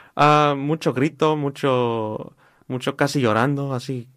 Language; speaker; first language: Spanish; early bilingual, heritage; Spanish